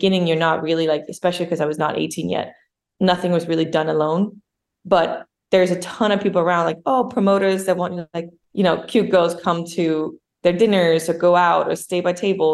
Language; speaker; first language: English; non-native, fluent; Danish